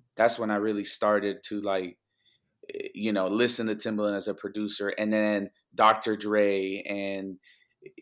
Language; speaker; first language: English; early bilingual, other home language; Spanish